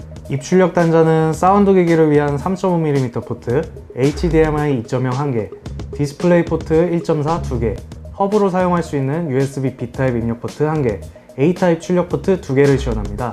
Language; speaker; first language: Korean; native; Korean